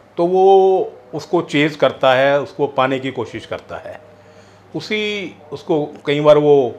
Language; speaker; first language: Hindi; non-native, local second language; Punjabi